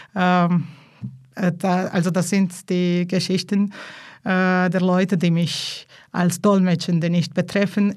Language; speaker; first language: German; non-native, fluent; Georgian